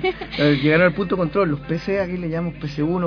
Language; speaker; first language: Spanish; native; Spanish